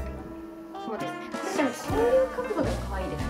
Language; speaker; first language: Japanese; native; Japanese